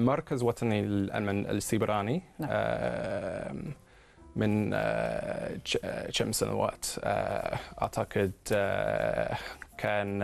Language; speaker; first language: Arabic; non-native, fluent; English